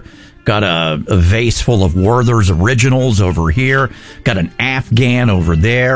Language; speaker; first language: English; native; English